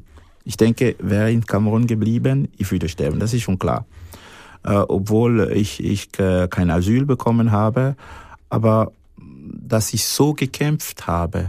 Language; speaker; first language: German; non-native, fluent; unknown